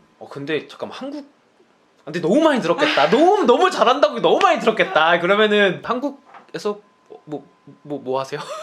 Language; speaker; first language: Korean; native; Korean